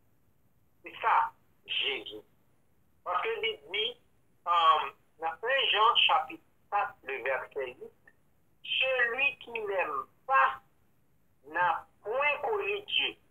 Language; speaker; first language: French; non-native, local second language; Haitian Creole